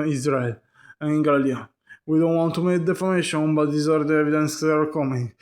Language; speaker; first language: English; non-native, learner; Italian